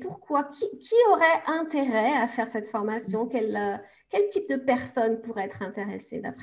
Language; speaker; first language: French; native; French